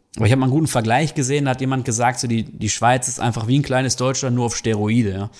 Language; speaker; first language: German; native; German